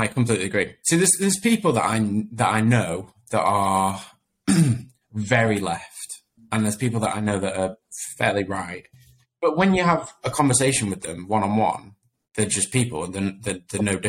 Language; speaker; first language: English; native; English